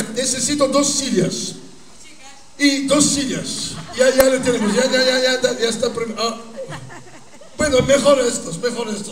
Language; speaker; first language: Spanish; non-native, fluent; Italian